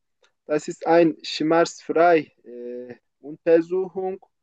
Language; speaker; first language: German; non-native, fluent; Turkish